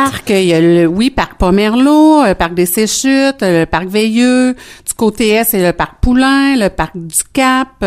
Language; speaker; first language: French; native; French